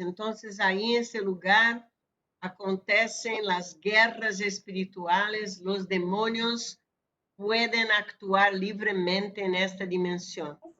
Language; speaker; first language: Spanish; non-native, fluent; Portuguese